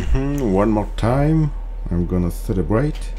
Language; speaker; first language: English; non-native, learner; French